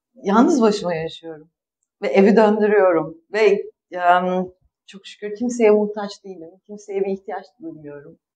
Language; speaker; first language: Turkish; native; Turkish